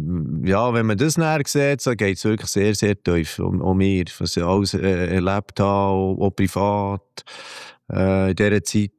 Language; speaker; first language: German; native; German